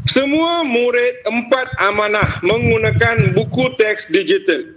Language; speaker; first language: Malay; non-native, local second language; Tamil